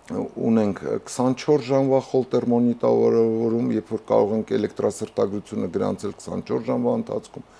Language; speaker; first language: Armenian; native; Armenian